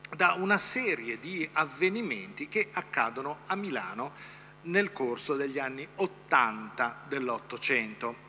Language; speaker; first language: Italian; native; Italian